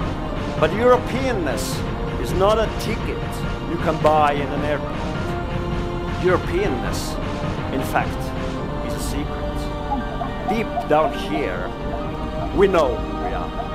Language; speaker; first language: English; non-native, fluent; Estonian